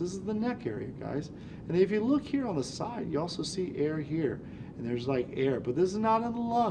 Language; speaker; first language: English; native; English